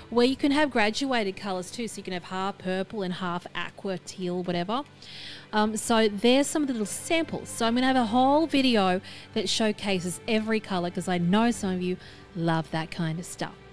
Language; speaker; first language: English; native; English